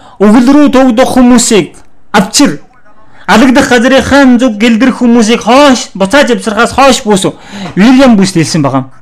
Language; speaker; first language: Mongolian; non-native, fluent; Korean